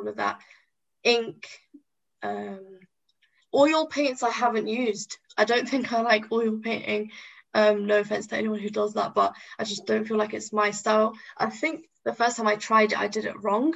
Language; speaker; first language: English; native; English